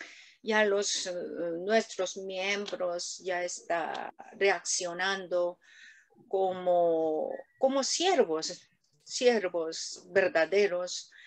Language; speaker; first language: Spanish; non-native, learner; Korean